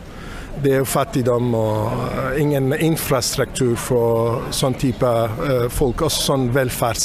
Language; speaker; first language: Norwegian; non-native, fluent; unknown